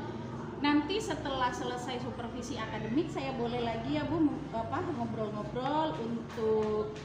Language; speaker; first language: Indonesian; native; Indonesian